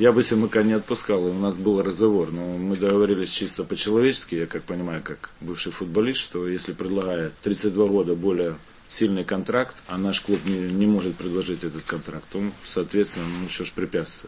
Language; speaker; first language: Russian; native; Russian